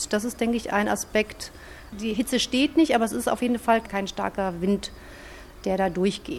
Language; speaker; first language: German; native; German